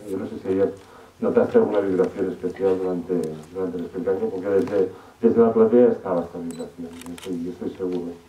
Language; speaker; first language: Spanish; native; Spanish